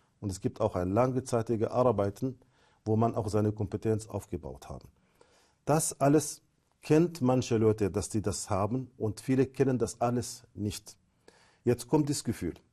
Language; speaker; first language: German; non-native, fluent; Arabic